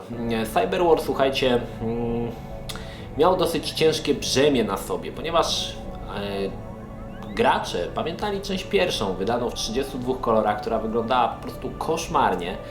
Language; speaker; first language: Polish; native; Polish